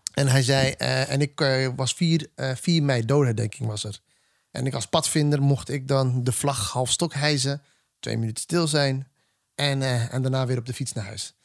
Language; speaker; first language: Dutch; native; Dutch